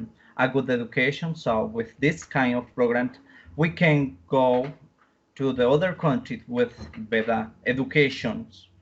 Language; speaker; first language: English; non-native, learner; Spanish